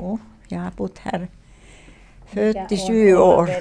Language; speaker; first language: Swedish; non-native, learner; Finnish